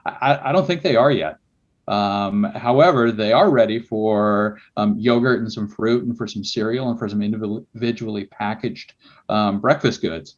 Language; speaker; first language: English; native; English